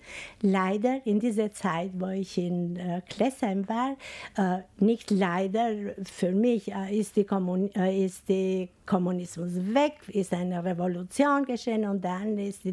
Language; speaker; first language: German; non-native, fluent; Albanian